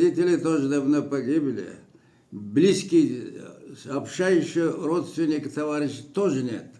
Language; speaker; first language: Russian; non-native, local second language; Kyrgyz